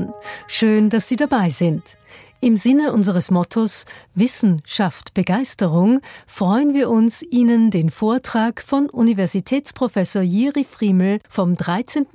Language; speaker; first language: German; native; German